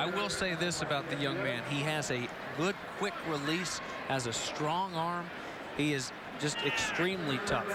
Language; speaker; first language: English; native; English